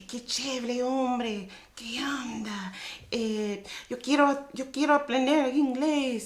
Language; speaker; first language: Spanish; non-native, fluent; English